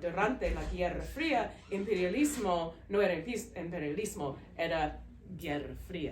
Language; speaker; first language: Spanish; non-native, learner; English